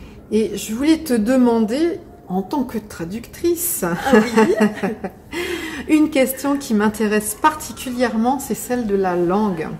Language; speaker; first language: French; native; French